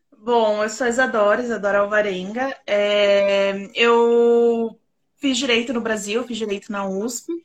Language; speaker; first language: Portuguese; native; Portuguese